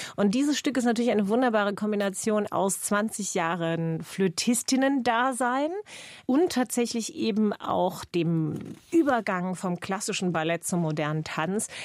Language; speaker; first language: German; non-native, fluent; English